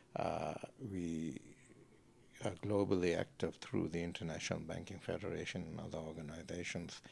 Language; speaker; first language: English; native; English